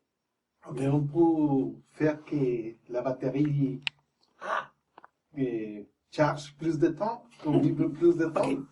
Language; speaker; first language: French; non-native, fluent; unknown